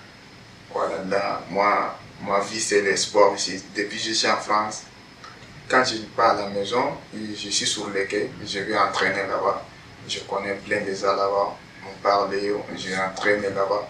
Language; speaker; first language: French; non-native, learner; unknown